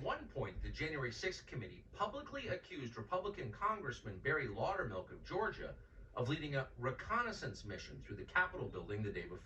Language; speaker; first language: English; native; English